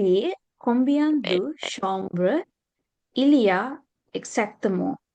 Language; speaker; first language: French; non-native, learner; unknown